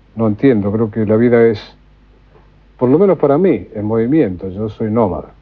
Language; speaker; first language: Spanish; native; Spanish